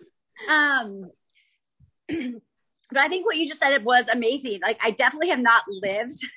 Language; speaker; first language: English; native; English